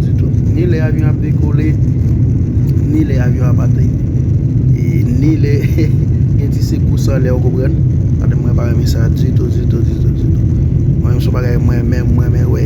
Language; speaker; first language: French; non-native, learner; Haitian Creole